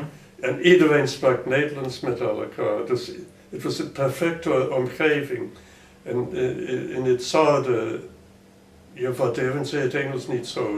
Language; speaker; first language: Dutch; non-native, fluent; English